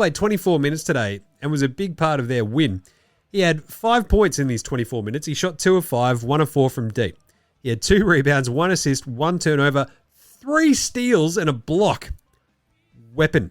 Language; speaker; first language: English; native; English